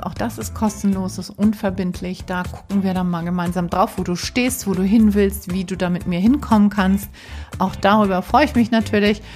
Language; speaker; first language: German; native; German